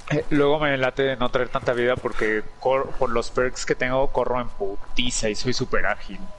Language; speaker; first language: Spanish; native; Spanish